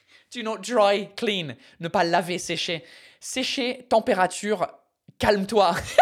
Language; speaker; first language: French; non-native, fluent; English